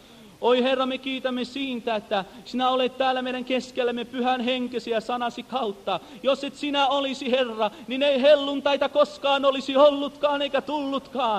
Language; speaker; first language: Finnish; native; Finnish